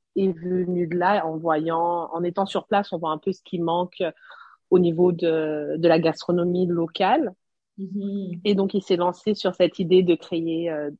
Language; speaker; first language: French; non-native, local second language; Rundi